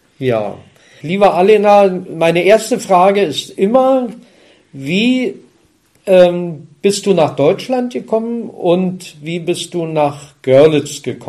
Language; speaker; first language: German; native; German